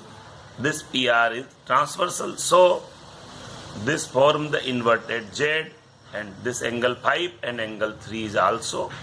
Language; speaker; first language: English; non-native, local second language; Hindi